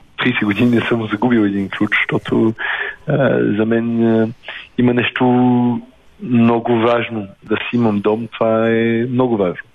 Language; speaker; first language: Bulgarian; early bilingual, heritage; Bulgarian